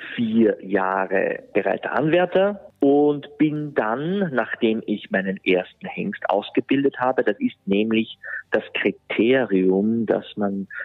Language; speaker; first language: German; native; German